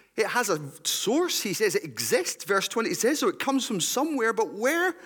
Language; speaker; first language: English; native; English